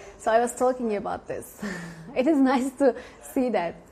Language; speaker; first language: English; non-native, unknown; Turkish